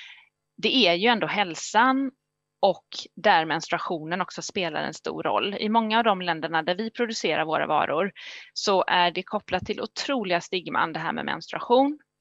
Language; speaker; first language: Swedish; native; Swedish